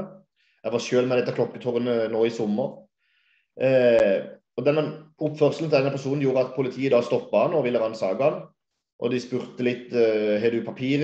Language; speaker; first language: Norwegian; native; Norwegian